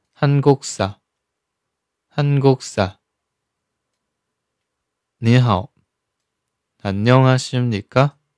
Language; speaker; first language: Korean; non-native, fluent; Chinese